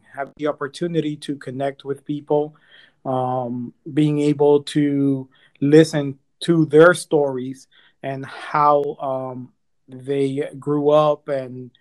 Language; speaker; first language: English; early bilingual, other home language; Spanish